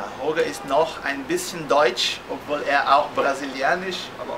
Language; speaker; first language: German; non-native, fluent; Portuguese